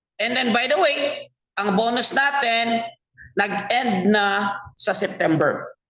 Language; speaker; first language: Filipino; non-native, local second language; Cebuano